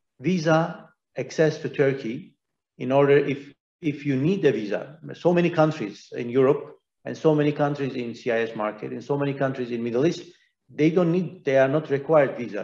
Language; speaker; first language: English; non-native, fluent; Turkish